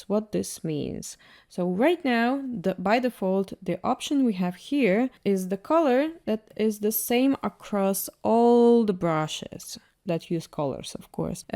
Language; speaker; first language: English; non-native, fluent; Russian